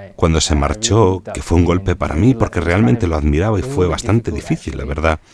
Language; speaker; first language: Spanish; non-native, fluent; English